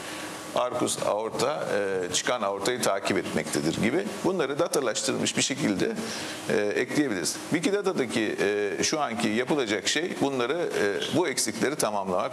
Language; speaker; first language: Turkish; native; Turkish